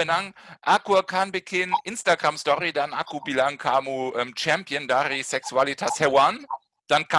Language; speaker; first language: Indonesian; non-native, fluent; German